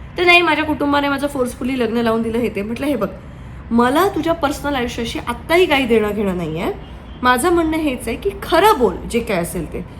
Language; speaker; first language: Marathi; native; Marathi